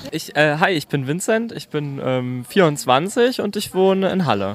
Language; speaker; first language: German; native; German